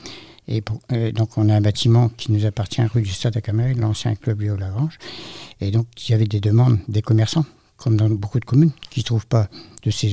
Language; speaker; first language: French; native; French